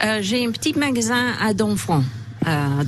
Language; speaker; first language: French; non-native, learner; English